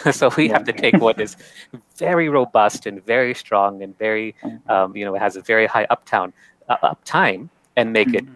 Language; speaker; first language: English; native; English